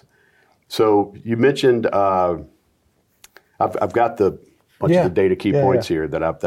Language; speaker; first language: English; native; English